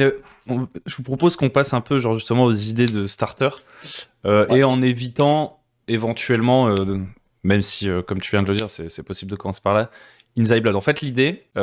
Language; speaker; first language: French; native; French